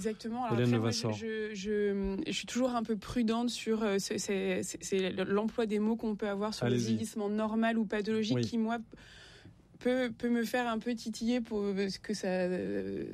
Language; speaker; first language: French; native; French